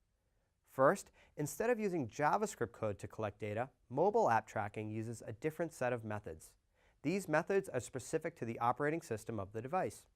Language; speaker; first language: English; native; English